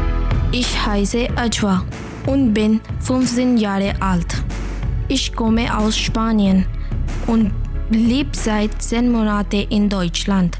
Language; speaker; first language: German; non-native, learner; Urdu